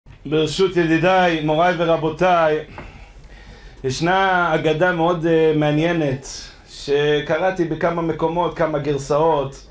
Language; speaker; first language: Hebrew; native; Hebrew